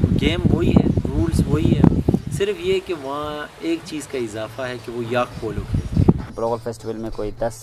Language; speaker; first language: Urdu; non-native, local second language; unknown